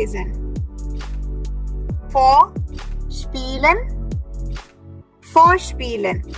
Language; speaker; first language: German; non-native, fluent; Hindi